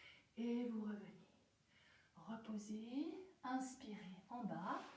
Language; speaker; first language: French; native; French